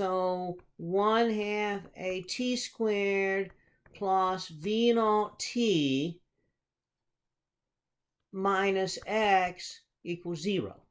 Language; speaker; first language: English; native; English